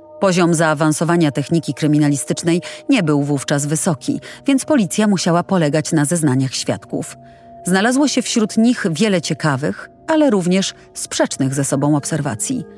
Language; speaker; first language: Polish; native; Polish